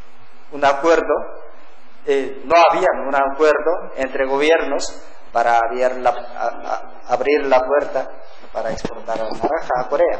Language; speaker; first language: Spanish; non-native, learner; Korean